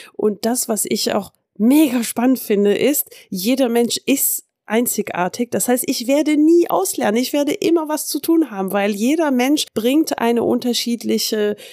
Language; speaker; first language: German; early bilingual, heritage; French